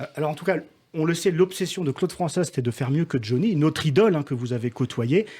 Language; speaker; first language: French; native; French